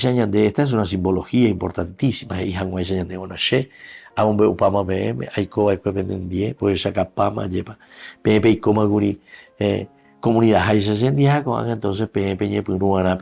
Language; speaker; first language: Spanish; native; Spanish